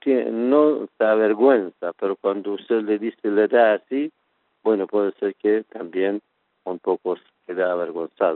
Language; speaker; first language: Spanish; non-native, fluent; Persian